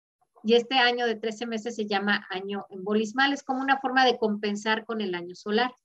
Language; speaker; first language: Spanish; native; Spanish